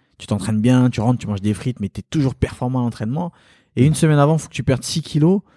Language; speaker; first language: French; early bilingual, other home language; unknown